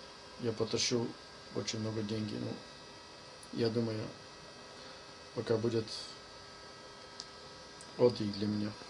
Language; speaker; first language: Russian; non-native, learner; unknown